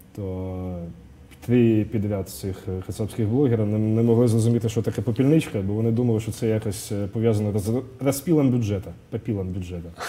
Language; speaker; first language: Ukrainian; non-native, local second language; Russian